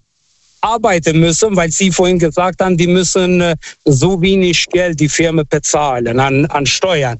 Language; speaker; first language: German; non-native, fluent; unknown